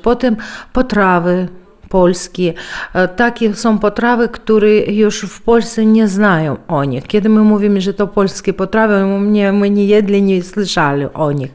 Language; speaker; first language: Polish; early bilingual, heritage; Polish